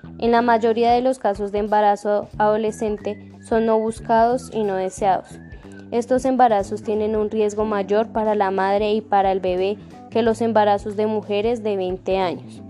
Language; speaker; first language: Spanish; native; Spanish